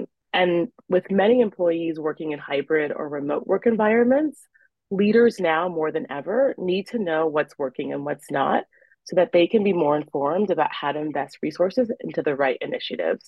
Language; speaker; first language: English; native; English